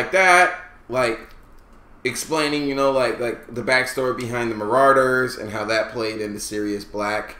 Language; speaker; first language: English; native; English